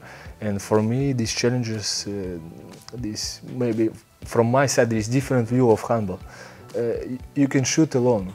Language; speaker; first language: English; non-native, learner; Belarusian